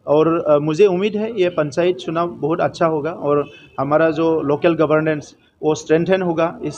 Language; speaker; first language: Hindi; non-native, local second language; Bodo